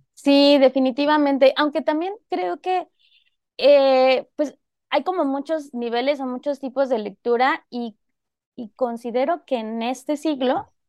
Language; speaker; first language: Spanish; native; Spanish